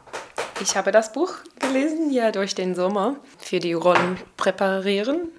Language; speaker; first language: German; non-native, learner; English